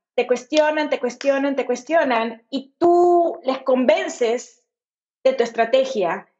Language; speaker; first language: Spanish; native; Spanish